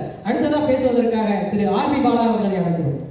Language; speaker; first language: Tamil; native; Tamil